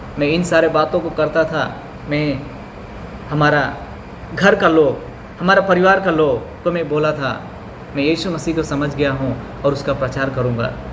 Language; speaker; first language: Hindi; non-native, local second language; Bhojpuri